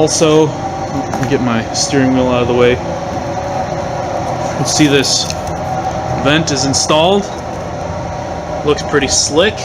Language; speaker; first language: English; native; English